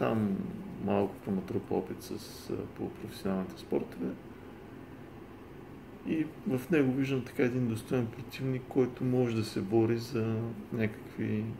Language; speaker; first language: Bulgarian; native; Bulgarian